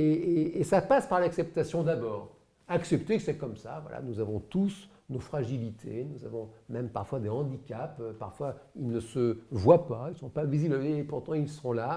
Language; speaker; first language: French; native; French